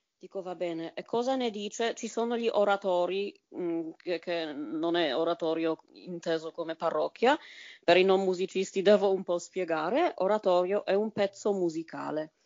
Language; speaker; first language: Italian; non-native, fluent; Polish